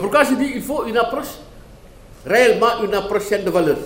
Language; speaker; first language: French; non-native, local second language; Wolof